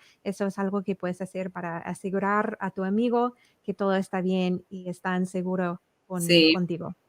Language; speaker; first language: Spanish; early bilingual, heritage; English